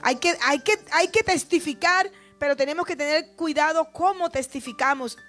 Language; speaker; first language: Spanish; native; Spanish